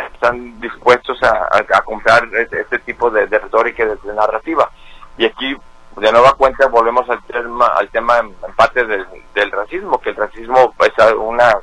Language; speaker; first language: Spanish; native; Spanish